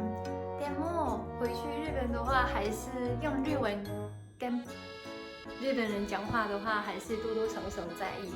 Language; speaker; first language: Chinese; non-native, fluent; Japanese